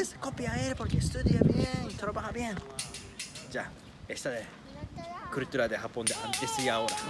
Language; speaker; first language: Spanish; non-native, learner; Japanese